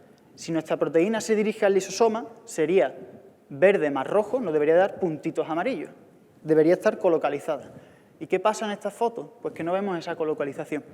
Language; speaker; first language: Spanish; native; Spanish